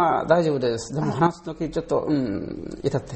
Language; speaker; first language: Japanese; non-native, learner; Bangla